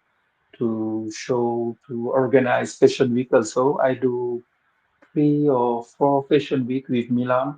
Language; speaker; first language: English; non-native, fluent; Wolof